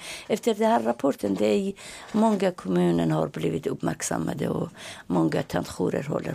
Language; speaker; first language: Swedish; non-native, fluent; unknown